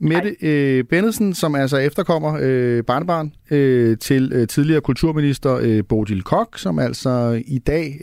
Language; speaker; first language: Danish; native; Danish